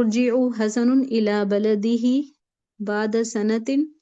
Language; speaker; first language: Arabic; non-native, learner; Urdu